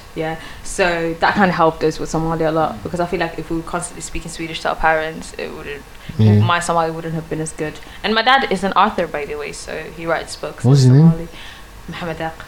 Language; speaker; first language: English; non-native, fluent; Swedish